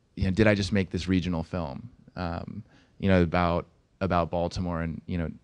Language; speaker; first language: English; native; English